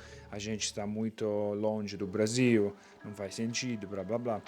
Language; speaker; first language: Portuguese; non-native, fluent; Italian